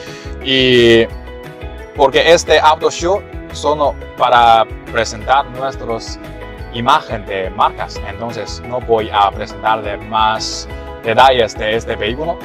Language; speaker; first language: Spanish; non-native, learner; Chinese